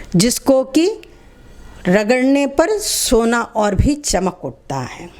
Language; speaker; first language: Hindi; non-native, local second language; Telugu